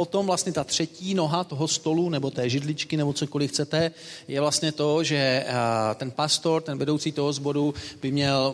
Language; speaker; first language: Czech; native; Czech